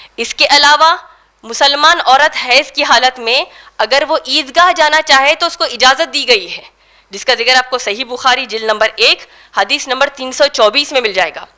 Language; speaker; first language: Urdu; native; Urdu